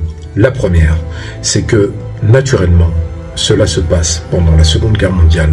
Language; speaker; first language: French; native; French